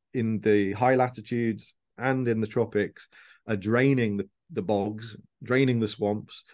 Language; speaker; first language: English; native; English